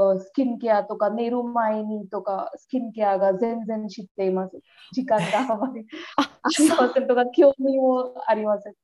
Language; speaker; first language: Japanese; non-native, learner; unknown